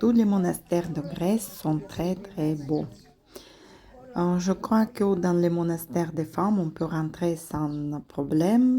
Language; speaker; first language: French; non-native, fluent; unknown